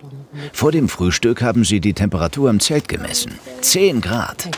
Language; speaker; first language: German; native; German